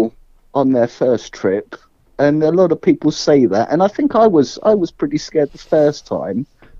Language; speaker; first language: English; native; English